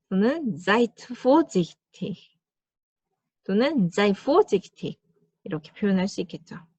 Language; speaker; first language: German; non-native, fluent; Korean